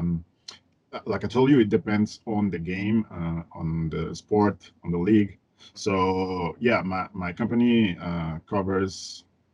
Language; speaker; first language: English; non-native, fluent; Spanish